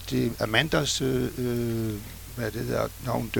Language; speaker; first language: Danish; non-native, fluent; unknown